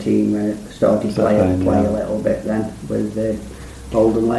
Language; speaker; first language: English; native; English